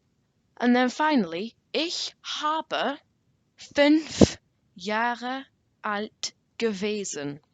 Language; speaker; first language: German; non-native, learner; English